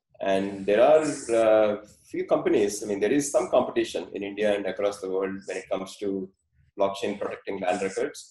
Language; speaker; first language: English; non-native, fluent; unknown